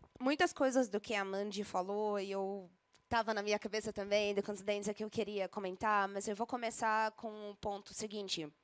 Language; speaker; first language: Portuguese; non-native, fluent; Arabic